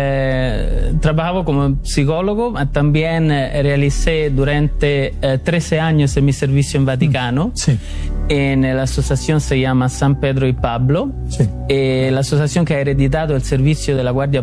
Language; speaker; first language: Spanish; non-native, learner; Italian